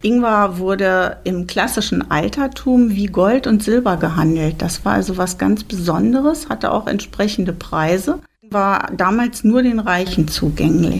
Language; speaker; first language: German; native; German